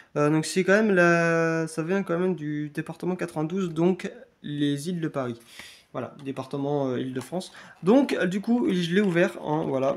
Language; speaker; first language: French; native; French